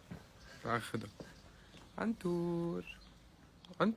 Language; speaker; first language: Arabic; native; Arabic